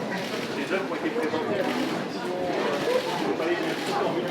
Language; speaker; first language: French; native; French